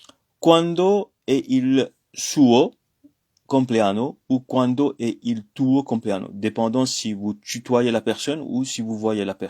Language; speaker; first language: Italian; non-native, fluent; French